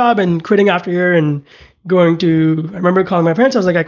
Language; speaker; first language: English; non-native, local second language; Hindi